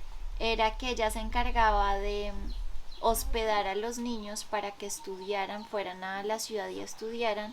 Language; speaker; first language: Spanish; native; Spanish